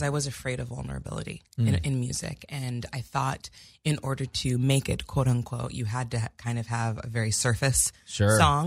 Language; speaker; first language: English; native; English